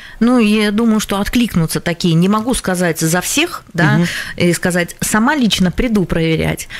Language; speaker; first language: Russian; non-native, local second language; Latvian